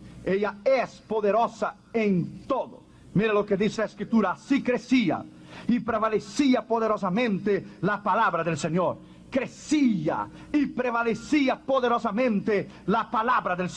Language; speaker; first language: Spanish; non-native, fluent; Portuguese